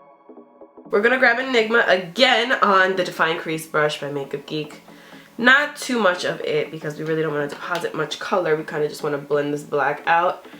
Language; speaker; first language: English; native; English